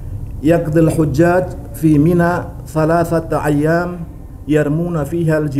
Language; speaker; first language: Arabic; non-native, learner; Indonesian